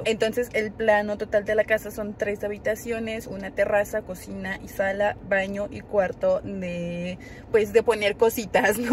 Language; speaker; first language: Spanish; native; Spanish